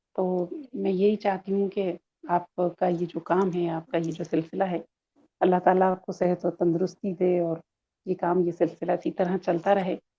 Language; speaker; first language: Urdu; native; Urdu